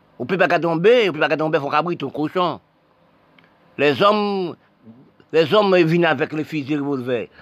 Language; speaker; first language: French; non-native, local second language; Haitian Creole